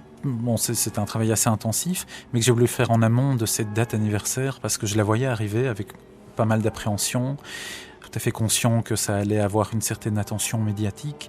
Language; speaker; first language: French; native; French